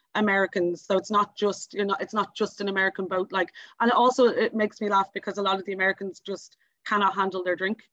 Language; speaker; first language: English; native; English